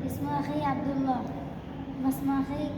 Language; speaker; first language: Arabic; non-native, learner; Bangla